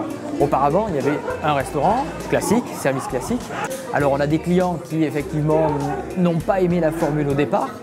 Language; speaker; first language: French; native; French